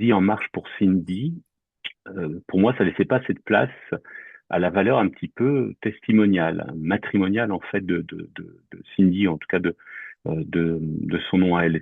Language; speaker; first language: French; native; French